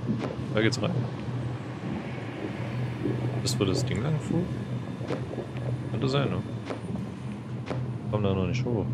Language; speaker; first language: German; native; German